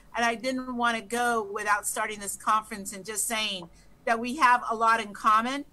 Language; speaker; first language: English; early bilingual, other home language; Spanish